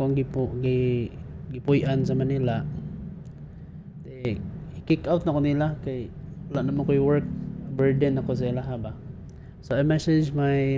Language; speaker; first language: English; non-native, local second language; Cebuano